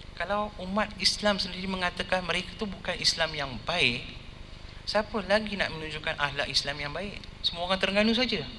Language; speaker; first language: Malay; non-native, local second language; Tamil